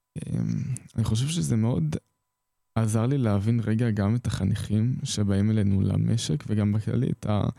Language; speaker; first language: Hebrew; native; Hebrew